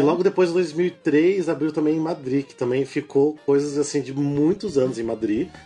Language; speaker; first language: Portuguese; native; Portuguese